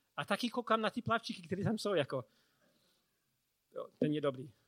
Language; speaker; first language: Czech; non-native, learner; English